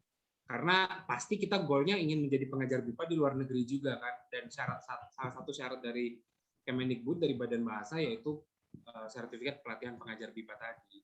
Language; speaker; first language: Indonesian; native; Indonesian